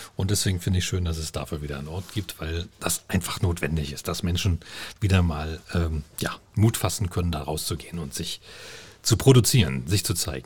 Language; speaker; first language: German; native; German